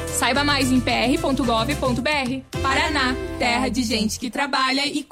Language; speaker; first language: Portuguese; native; Portuguese